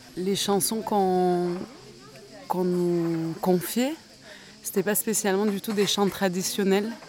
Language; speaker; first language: French; native; French